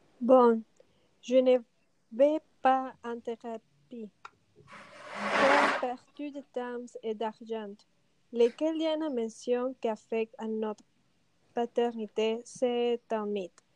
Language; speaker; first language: French; non-native, learner; Spanish